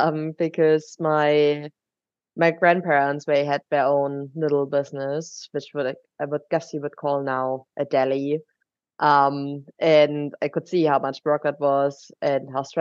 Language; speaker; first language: English; non-native, fluent; German